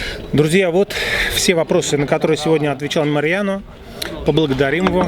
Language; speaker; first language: Russian; native; Russian